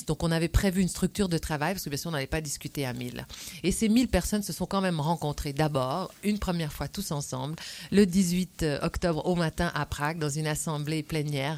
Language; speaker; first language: French; native; French